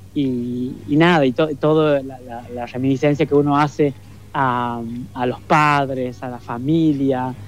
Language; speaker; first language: Spanish; native; Spanish